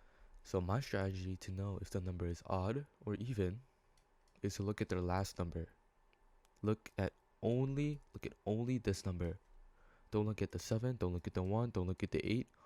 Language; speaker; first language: English; native; English